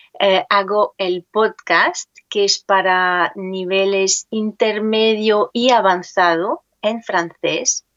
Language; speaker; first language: Spanish; non-native, fluent; French